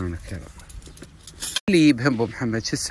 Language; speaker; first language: Arabic; native; Arabic